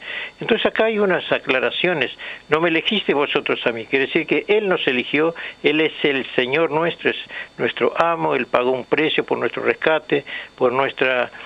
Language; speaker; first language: Spanish; native; Spanish